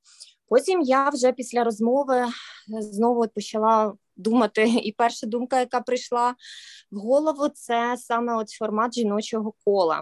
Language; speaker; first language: Ukrainian; native; Ukrainian